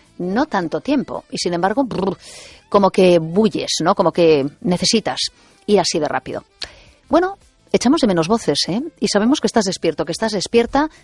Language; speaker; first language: Spanish; native; Spanish